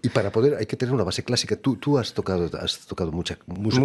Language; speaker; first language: Spanish; native; Spanish